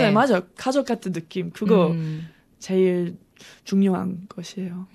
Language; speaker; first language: Korean; non-native, learner; English